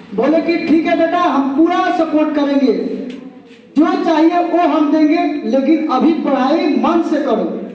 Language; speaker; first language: Hindi; native; Hindi